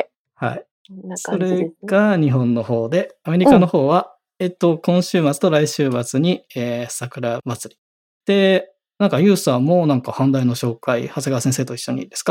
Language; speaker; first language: Japanese; native; Japanese